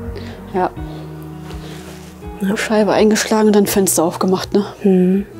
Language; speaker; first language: German; native; German